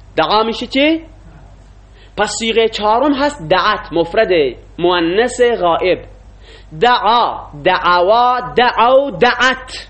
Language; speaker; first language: Persian; non-native, local second language; Baluchi